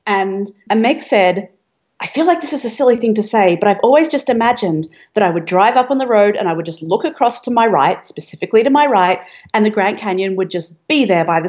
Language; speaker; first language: English; native; English